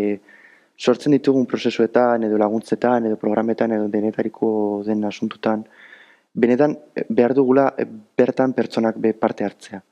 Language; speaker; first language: Basque; native; Basque